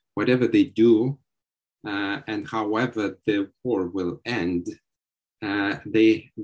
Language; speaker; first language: English; non-native, fluent; Lithuanian